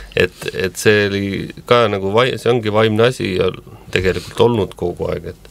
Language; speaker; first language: Estonian; native; Estonian